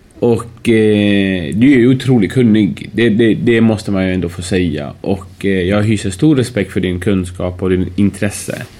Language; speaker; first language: Swedish; early bilingual, other home language; Persian